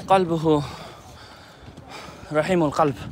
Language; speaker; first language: Arabic; non-native, learner; Bangla